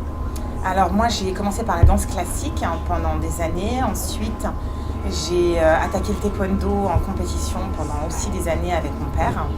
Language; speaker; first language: French; native; French